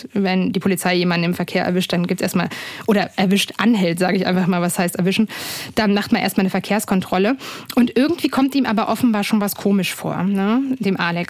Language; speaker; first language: German; native; German